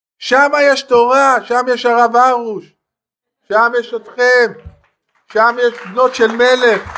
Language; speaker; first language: Hebrew; non-native, fluent; French